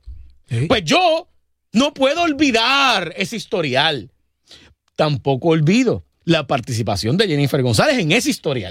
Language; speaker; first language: Spanish; native; Spanish